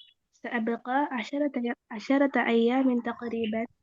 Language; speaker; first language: Arabic; non-native, learner; Tamil